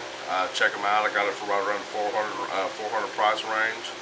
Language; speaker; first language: English; native; English